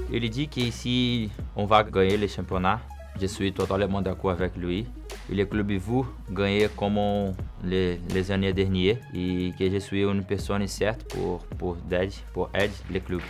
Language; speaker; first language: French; non-native, learner; Portuguese